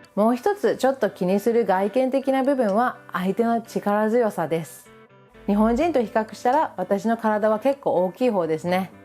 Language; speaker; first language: Japanese; early bilingual, other home language; English